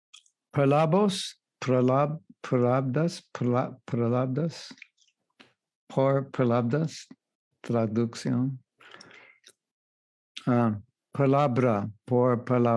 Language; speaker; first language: Spanish; non-native, learner; English